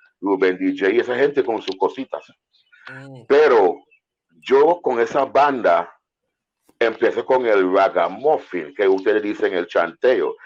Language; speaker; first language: Spanish; non-native, fluent; English